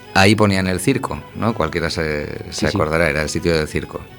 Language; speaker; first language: Spanish; native; Spanish